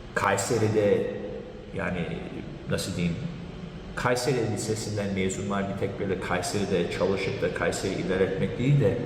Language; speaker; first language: Turkish; early bilingual, heritage; Turkish